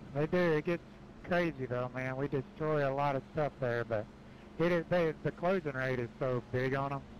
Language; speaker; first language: English; native; English